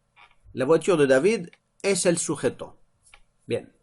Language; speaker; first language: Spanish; non-native, fluent; French